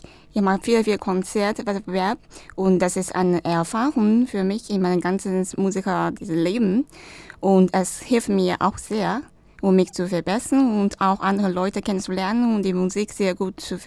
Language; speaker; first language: German; non-native, learner; Chinese